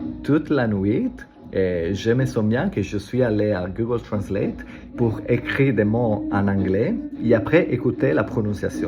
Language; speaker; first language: French; non-native, learner; Italian